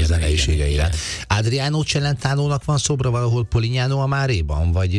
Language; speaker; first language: Hungarian; native; Hungarian